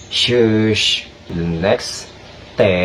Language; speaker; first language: English; non-native, learner; Indonesian